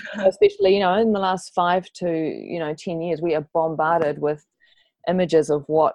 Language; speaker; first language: English; native; English